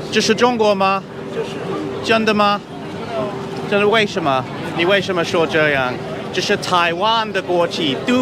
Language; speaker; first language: Chinese; non-native, learner; English